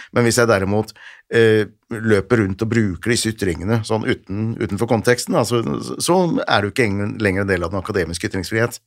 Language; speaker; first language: Norwegian; native; Norwegian